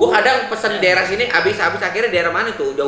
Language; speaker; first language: Indonesian; native; Indonesian